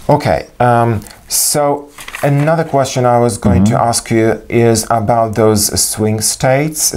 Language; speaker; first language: English; non-native, fluent; Ukrainian